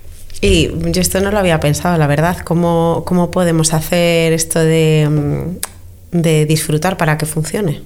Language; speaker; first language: Spanish; native; Spanish